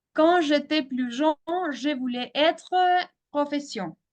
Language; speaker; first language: French; non-native, fluent; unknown